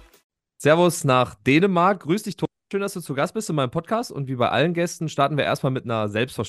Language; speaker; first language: German; native; German